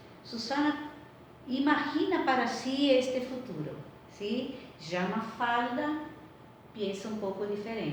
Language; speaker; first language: Spanish; non-native, fluent; Portuguese